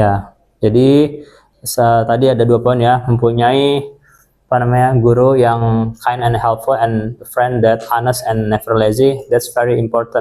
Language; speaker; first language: English; non-native, fluent; Indonesian